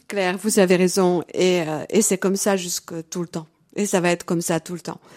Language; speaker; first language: French; early bilingual, other home language; Portuguese